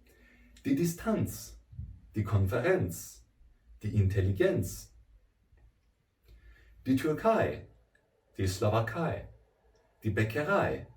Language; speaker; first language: German; non-native, fluent; Persian